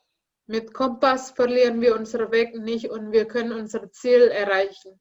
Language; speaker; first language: German; non-native, learner; Indonesian